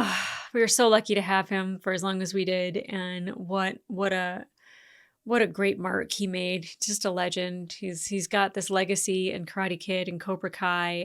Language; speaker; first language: English; native; English